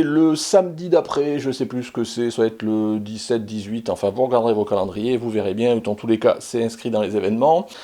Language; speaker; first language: French; native; French